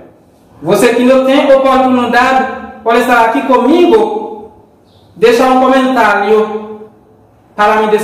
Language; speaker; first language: Portuguese; non-native, fluent; Haitian Creole